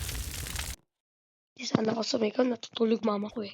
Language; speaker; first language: Filipino; native; Filipino